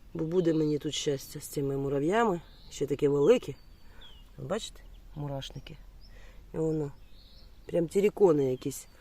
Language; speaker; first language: Ukrainian; non-native, local second language; Russian